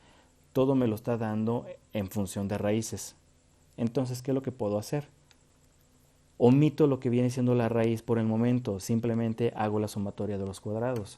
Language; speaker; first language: Spanish; native; Spanish